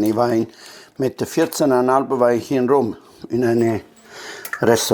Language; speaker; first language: German; non-native, fluent; Italian